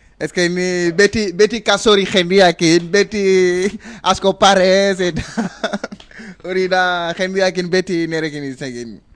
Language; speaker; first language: Basque; non-native, learner; Wolof